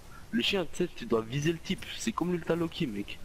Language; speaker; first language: French; native; French